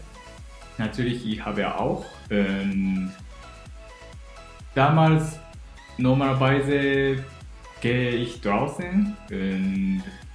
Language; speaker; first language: German; non-native, learner; Japanese